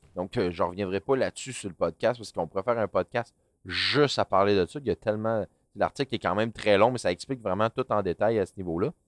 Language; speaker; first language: French; native; French